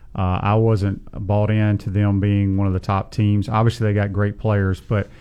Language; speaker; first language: English; native; English